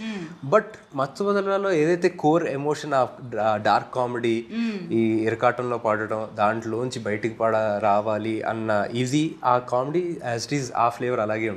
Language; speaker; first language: Telugu; native; Telugu